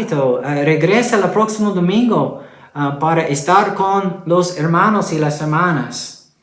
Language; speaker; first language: Spanish; non-native, fluent; English